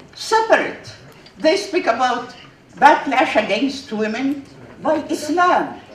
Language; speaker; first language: English; non-native, fluent; Arabic